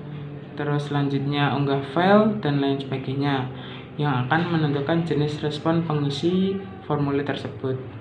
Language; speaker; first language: Indonesian; native; Indonesian